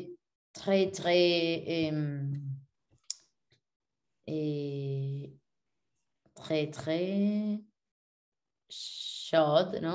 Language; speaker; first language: French; non-native, learner; Spanish